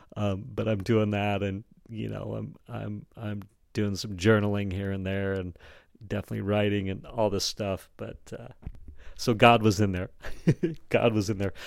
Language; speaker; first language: English; native; English